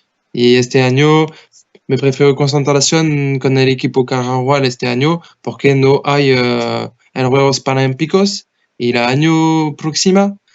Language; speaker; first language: Spanish; non-native, learner; French